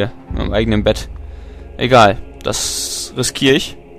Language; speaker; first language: German; native; German